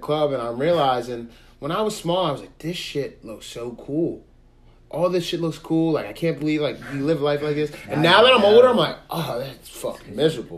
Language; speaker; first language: English; native; English